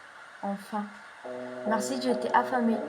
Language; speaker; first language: French; native; French